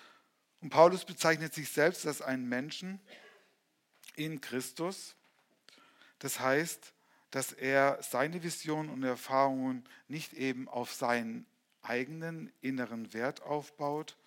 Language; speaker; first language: German; native; German